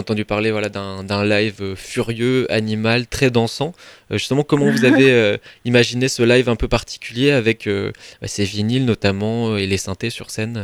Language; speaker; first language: French; native; French